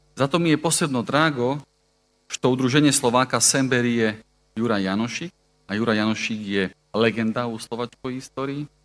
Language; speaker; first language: Bosnian; non-native, fluent; Slovak